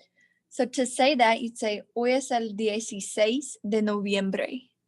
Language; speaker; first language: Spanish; non-native, learner; English